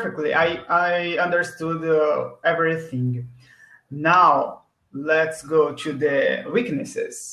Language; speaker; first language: English; non-native, learner; Portuguese